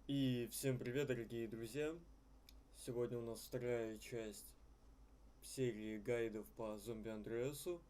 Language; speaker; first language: Russian; native; Russian